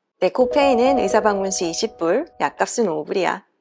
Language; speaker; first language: Korean; native; Korean